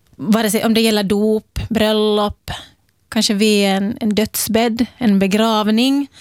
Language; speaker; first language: Swedish; native; Swedish